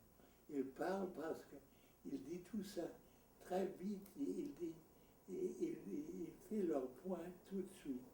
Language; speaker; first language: French; non-native, fluent; English